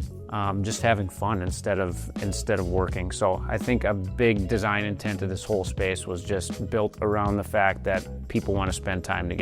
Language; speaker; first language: English; native; English